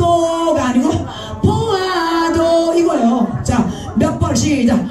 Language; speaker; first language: Korean; native; Korean